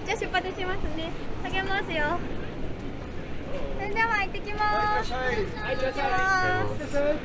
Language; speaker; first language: Japanese; native; Japanese